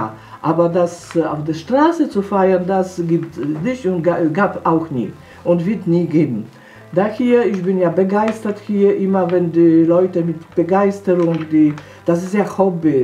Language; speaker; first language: German; non-native, fluent; Polish